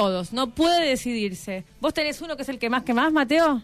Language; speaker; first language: Spanish; native; Spanish